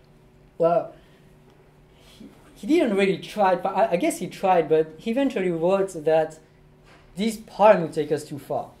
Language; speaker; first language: English; non-native, fluent; French